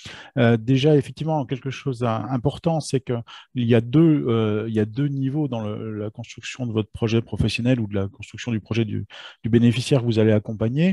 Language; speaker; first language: French; native; French